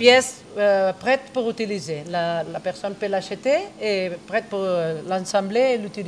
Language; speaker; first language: French; non-native, fluent; Spanish